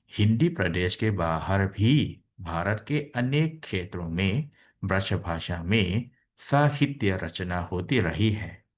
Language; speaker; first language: Hindi; non-native, fluent; Thai